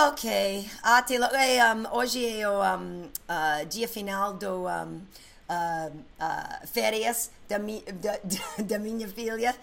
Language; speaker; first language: Portuguese; non-native, learner; English